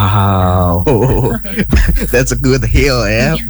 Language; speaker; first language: English; non-native, fluent; Indonesian